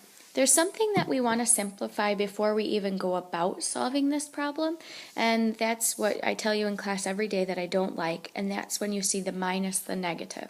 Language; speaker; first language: English; native; English